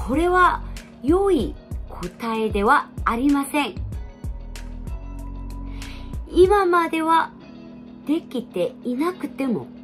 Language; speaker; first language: Japanese; non-native, fluent; Korean